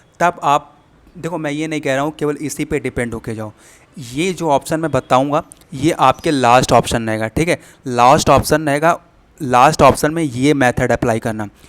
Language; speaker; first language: Hindi; native; Hindi